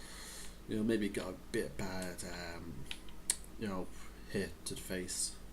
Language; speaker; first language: English; native; English